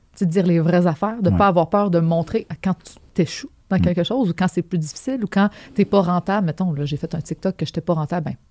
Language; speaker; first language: French; native; French